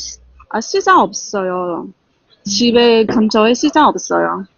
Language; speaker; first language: Korean; non-native, learner; Chinese